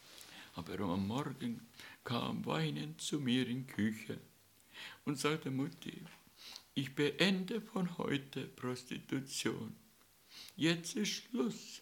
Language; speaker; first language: German; non-native, learner; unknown